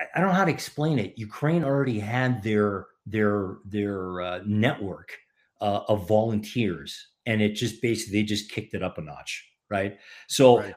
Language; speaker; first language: English; non-native, fluent; Ukrainian